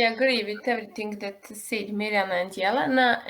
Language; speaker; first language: English; non-native, learner; Serbian